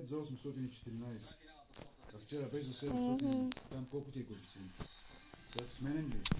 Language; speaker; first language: Bulgarian; native; Bulgarian